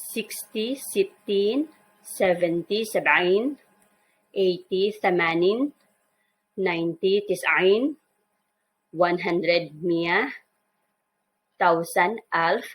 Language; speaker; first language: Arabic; non-native, learner; Filipino